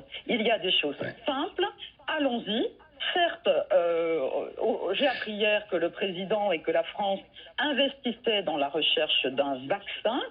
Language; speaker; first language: French; native; French